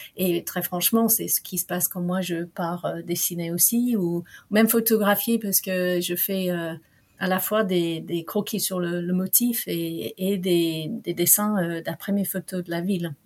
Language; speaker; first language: French; non-native, fluent; English